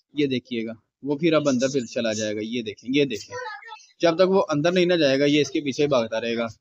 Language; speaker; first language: Hindi; native; Hindi